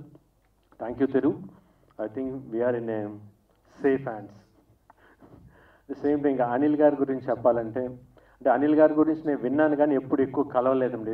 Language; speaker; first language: Telugu; native; Telugu